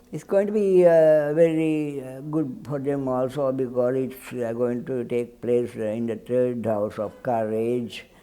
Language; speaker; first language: English; non-native, local second language; Sinhala